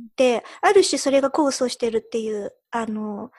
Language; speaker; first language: Japanese; early bilingual, heritage; Japanese